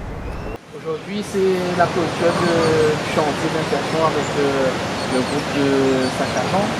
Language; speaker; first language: French; native; French